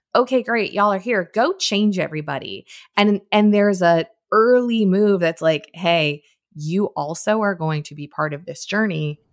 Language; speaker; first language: English; native; English